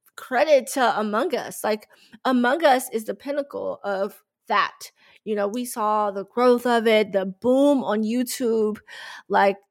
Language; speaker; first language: English; native; English